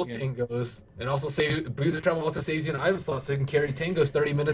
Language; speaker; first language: English; native; English